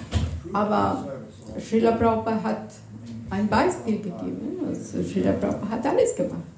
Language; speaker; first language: German; non-native, fluent; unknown